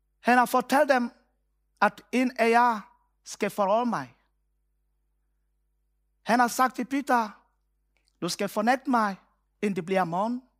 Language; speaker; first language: Danish; non-native, fluent; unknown